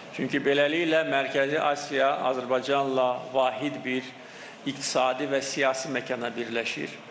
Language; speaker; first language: Azerbaijani; native; Azerbaijani